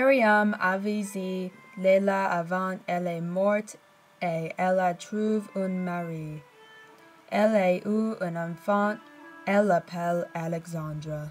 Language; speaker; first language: French; non-native, learner; English